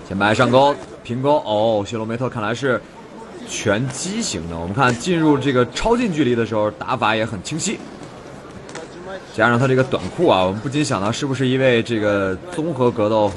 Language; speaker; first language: Chinese; native; Chinese